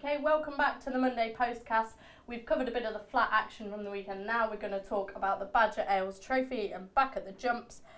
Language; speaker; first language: English; native; English